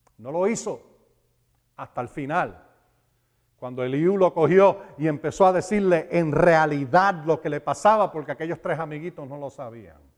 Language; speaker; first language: Spanish; early bilingual, heritage; Spanish